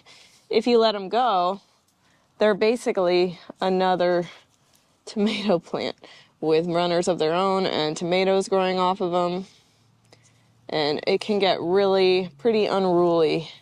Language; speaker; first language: English; native; English